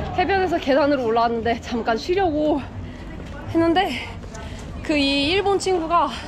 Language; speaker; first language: Korean; native; Korean